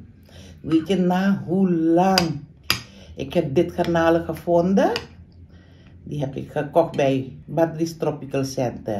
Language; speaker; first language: Dutch; non-native, local second language; Caribbean Hindustani